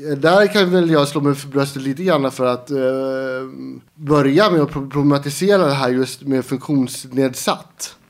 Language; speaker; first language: Swedish; native; Swedish